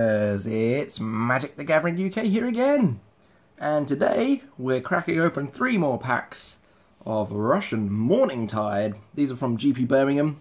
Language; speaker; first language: English; native; English